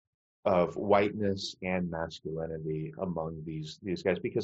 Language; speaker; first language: English; native; English